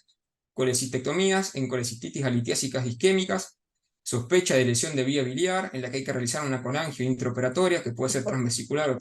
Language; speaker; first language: Spanish; native; Spanish